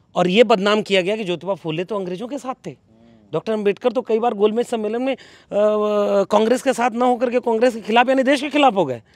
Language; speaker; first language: Hindi; native; Hindi